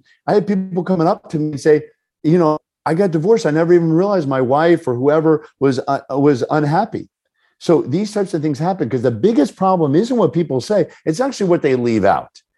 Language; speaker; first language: English; native; English